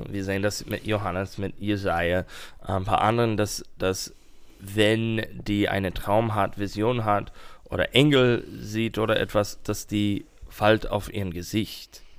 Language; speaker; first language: German; non-native, fluent; English